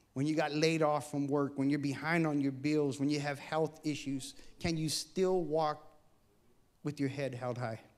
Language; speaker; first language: English; native; English